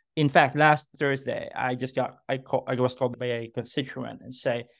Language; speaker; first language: English; non-native, local second language; Filipino